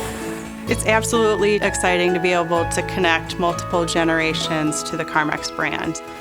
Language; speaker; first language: English; native; English